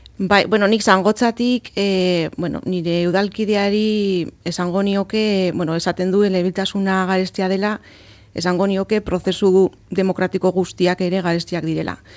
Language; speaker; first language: Basque; non-native, local second language; Spanish